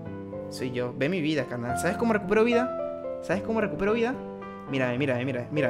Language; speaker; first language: Spanish; native; Spanish